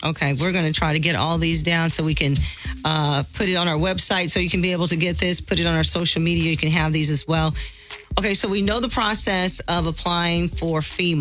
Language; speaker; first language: English; native; English